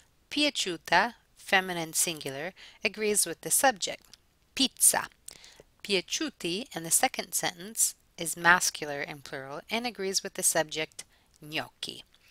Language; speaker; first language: English; native; English